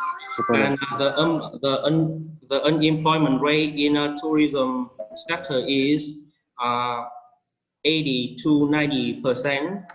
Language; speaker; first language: English; non-native, fluent; Vietnamese